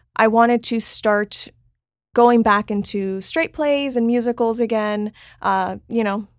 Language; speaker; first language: English; native; English